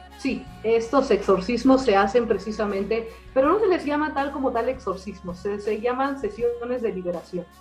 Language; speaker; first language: Spanish; native; Spanish